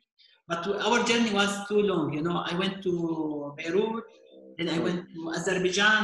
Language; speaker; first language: English; non-native, fluent; Arabic